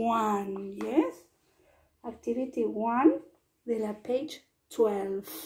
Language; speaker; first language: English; non-native, fluent; Spanish